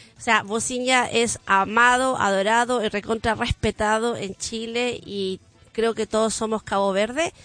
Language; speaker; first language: Spanish; native; Spanish